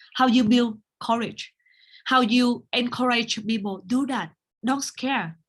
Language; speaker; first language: English; non-native, learner; Vietnamese